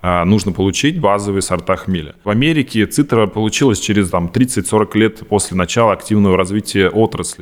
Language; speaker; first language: Russian; native; Russian